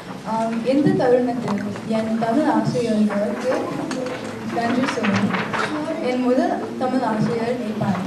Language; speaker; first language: Tamil; early bilingual, heritage; Tamil